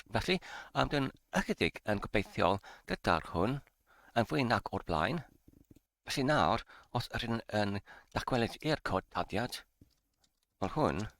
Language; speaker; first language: Welsh; non-native, learner; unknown